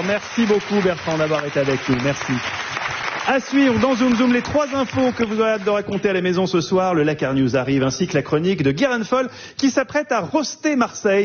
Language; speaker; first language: French; native; French